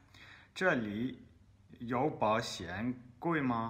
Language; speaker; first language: Chinese; non-native, learner; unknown